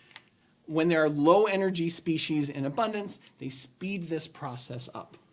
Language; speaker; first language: English; native; English